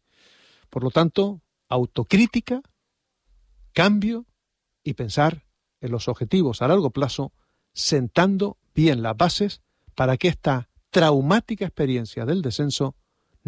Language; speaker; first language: Spanish; native; Spanish